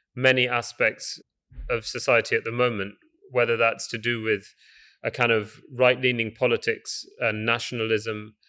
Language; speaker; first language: English; native; English